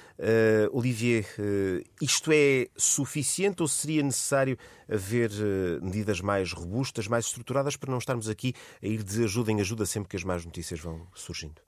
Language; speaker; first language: Portuguese; native; Portuguese